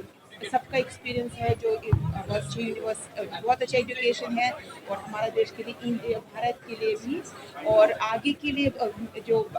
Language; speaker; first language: Hindi; non-native, fluent; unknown